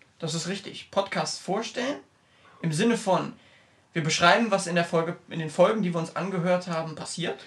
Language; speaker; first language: German; native; German